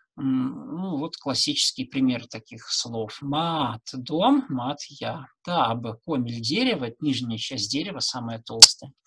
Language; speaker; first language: Russian; native; Russian